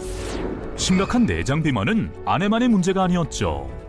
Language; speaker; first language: Korean; native; Korean